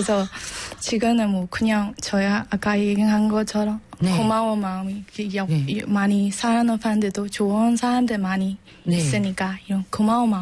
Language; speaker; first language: Korean; non-native, learner; Burmese